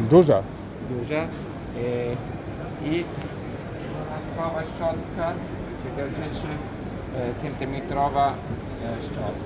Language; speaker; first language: Polish; non-native, learner; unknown